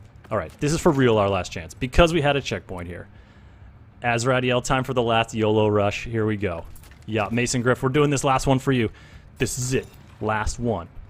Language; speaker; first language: English; native; English